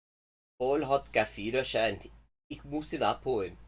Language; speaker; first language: German; non-native, fluent; English